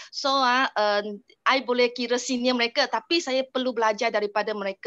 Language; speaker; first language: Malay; non-native, local second language; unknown